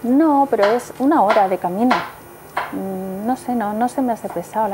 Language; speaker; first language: Spanish; native; Spanish